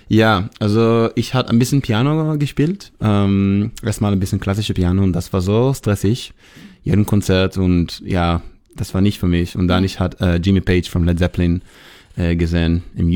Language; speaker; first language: German; non-native, learner; Hebrew